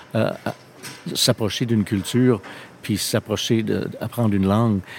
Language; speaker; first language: French; non-native, local second language; English